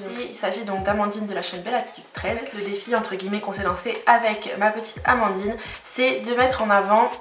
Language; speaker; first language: French; native; French